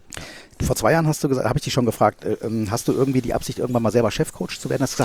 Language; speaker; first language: German; native; German